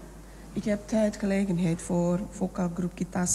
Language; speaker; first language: Dutch; non-native, fluent; Indonesian